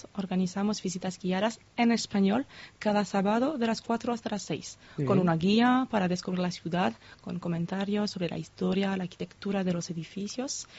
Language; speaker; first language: Spanish; non-native, fluent; French